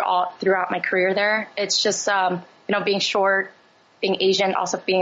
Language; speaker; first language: English; native; English